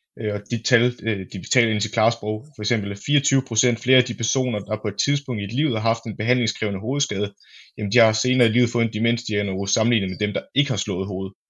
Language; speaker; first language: Danish; native; Danish